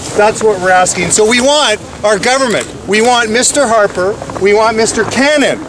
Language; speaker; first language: English; native; English